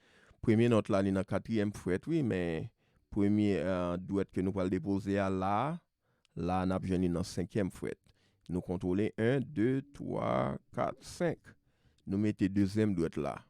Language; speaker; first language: French; non-native, local second language; Haitian Creole